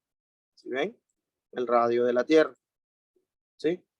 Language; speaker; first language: Spanish; native; Spanish